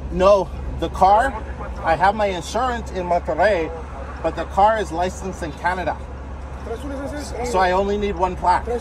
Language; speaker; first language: English; non-native, fluent; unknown